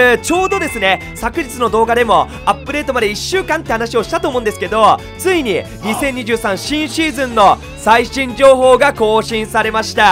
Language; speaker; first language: Japanese; native; Japanese